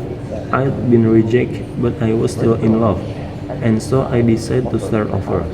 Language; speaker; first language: English; non-native, learner; Indonesian